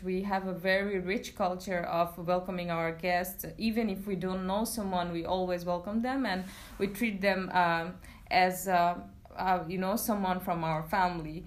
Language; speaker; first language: English; non-native, local second language; Bangla